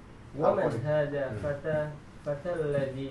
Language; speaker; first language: Arabic; non-native, learner; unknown